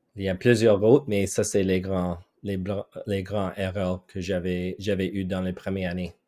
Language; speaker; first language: French; non-native, local second language; English